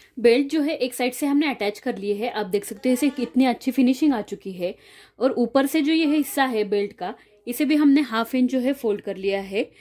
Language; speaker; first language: Hindi; non-native, local second language; Marathi